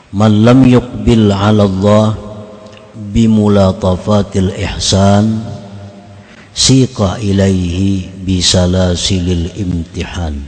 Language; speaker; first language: Indonesian; non-native, local second language; Banjar